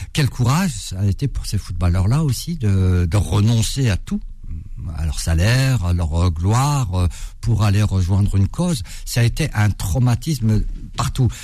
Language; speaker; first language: French; early bilingual, other home language; Arabic